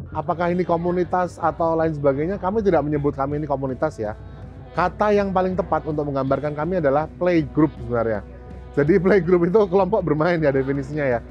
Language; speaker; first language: Indonesian; native; Indonesian